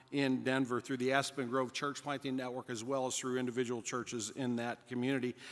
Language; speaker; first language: English; native; English